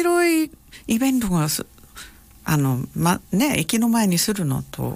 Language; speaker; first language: Japanese; non-native, fluent; English